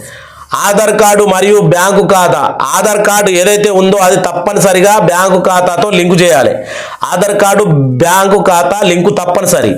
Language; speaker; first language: Telugu; native; Telugu